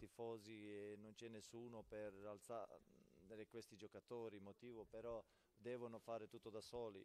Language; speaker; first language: Italian; non-native, fluent; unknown